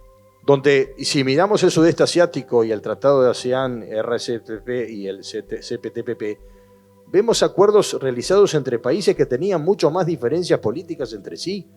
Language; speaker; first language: Spanish; native; Spanish